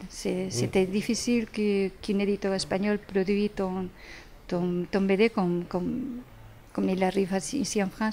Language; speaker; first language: French; non-native, fluent; Spanish